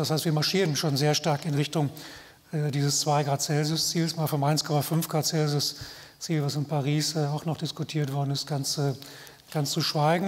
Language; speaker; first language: German; native; German